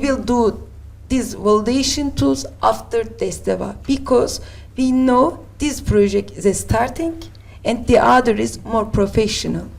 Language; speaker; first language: English; non-native, learner; Turkish